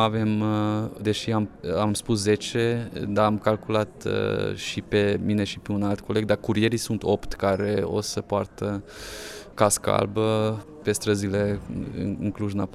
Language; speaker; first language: Romanian; non-native, local second language; Hungarian